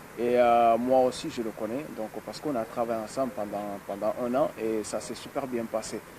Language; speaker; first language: French; non-native, local second language; Wolof